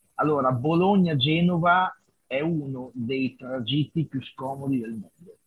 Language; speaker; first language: Italian; native; Italian